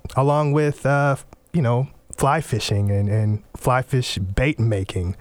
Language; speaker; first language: English; native; English